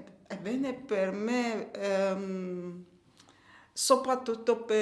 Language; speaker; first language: Italian; non-native, learner; French